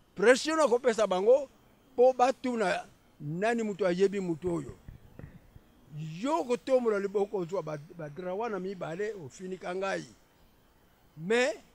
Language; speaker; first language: Lingala; non-native, local second language; Kongo